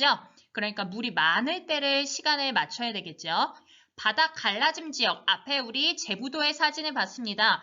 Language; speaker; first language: Korean; native; Korean